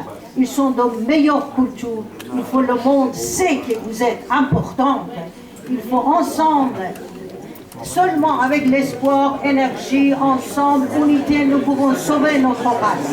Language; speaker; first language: French; non-native, learner; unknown